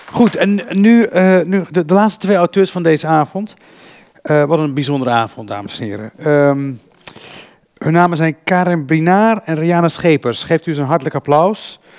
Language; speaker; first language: Dutch; early bilingual, other home language; Berber languages